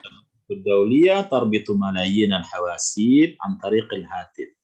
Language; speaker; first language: Arabic; non-native, fluent; Indonesian